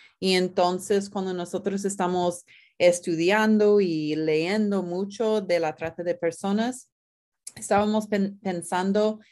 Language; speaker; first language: Spanish; non-native, fluent; English